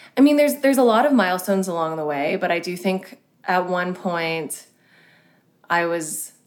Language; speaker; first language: English; early bilingual, other home language; Cantonese